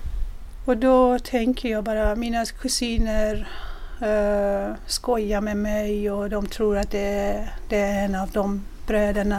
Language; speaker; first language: Swedish; non-native, fluent; Persian